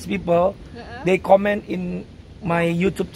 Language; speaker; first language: English; non-native, learner; Indonesian